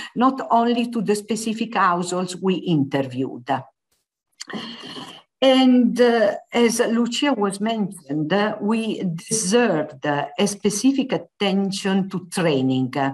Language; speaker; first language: English; non-native, fluent; Italian